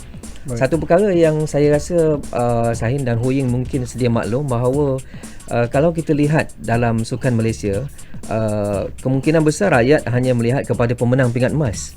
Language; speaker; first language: Malay; native; Malay